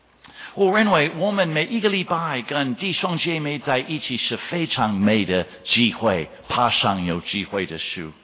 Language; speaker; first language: Chinese; non-native, fluent; English